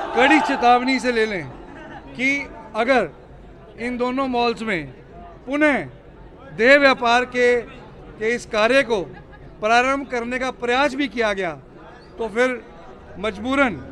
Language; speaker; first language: Hindi; native; Hindi